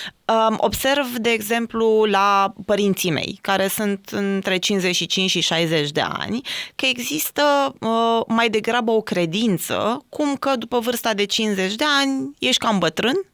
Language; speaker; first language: Romanian; native; Romanian